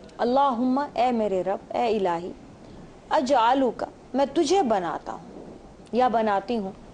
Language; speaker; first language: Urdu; native; Urdu